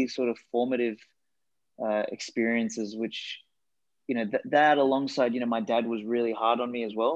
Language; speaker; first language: English; non-native, local second language; Macedonian